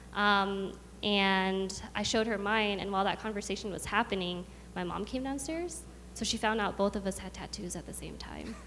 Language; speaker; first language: English; early bilingual, other home language; Khmer